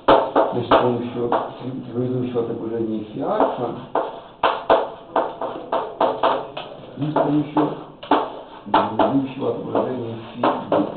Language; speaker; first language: Russian; native; Russian